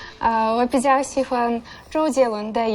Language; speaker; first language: Chinese; non-native, fluent; Russian